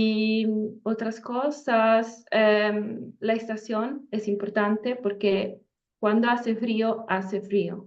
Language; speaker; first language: Spanish; non-native, fluent; Italian